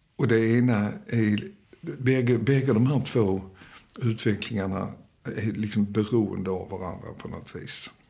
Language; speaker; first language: Swedish; early bilingual, other home language; Danish